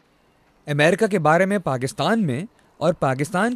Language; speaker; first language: Urdu; native; Urdu